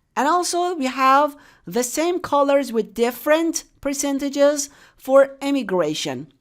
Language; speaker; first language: English; non-native, fluent; Persian